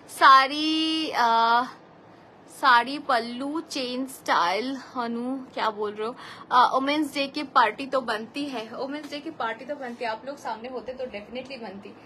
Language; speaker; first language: Hindi; non-native, local second language; Bangla